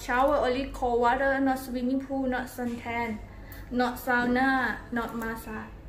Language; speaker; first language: English; non-native, learner; Thai